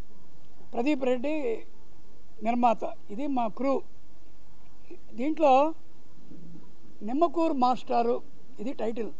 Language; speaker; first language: Telugu; native; Telugu